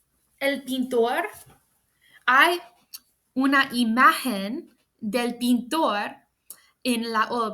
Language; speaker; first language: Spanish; non-native, fluent; English